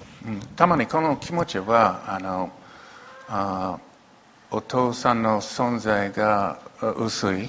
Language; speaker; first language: Japanese; non-native, local second language; English